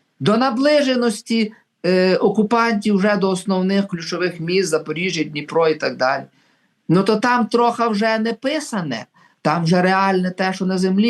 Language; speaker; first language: Ukrainian; native; Ukrainian